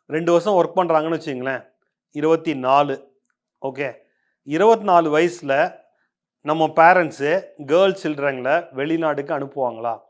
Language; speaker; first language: Tamil; native; Tamil